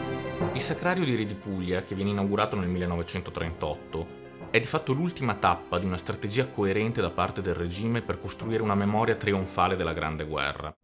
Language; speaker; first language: Italian; native; Italian